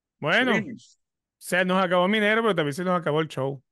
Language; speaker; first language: Spanish; native; Spanish